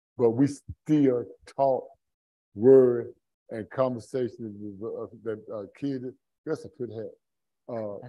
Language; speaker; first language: English; native; English